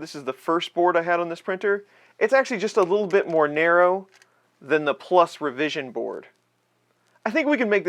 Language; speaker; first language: English; native; English